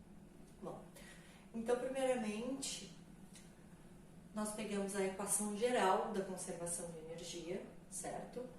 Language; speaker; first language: Portuguese; native; Portuguese